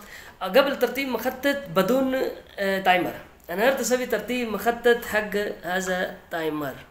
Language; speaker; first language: Arabic; non-native, learner; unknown